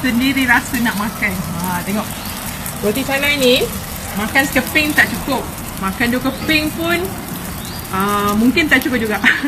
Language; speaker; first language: Malay; native; Malay